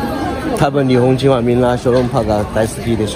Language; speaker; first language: Japanese; non-native, learner; Chinese